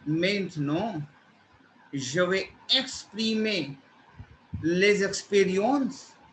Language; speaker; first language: French; non-native, fluent; Hindi